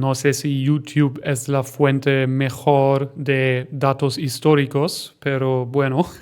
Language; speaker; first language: Spanish; non-native, fluent; German